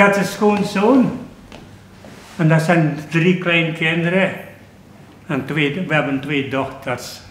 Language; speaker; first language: Dutch; early bilingual, other home language; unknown